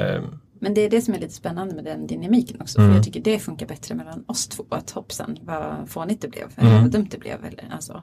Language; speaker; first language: Swedish; native; Swedish